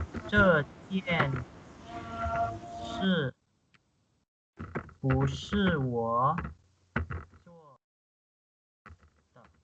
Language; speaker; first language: Chinese; non-native, fluent; Indonesian